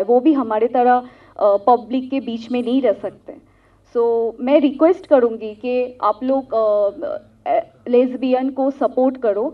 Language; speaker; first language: Hindi; non-native, local second language; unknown